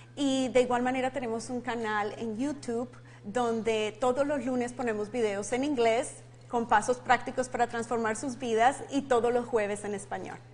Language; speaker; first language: Spanish; native; Spanish